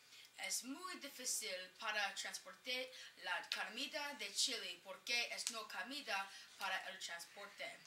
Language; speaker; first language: Spanish; non-native, learner; English